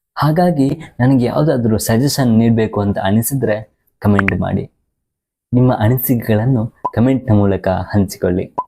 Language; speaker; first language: Kannada; native; Kannada